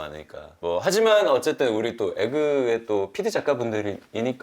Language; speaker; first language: Korean; native; Korean